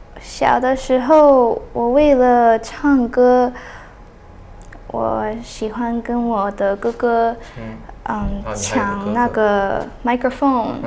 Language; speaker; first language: Chinese; early bilingual, heritage; Chinese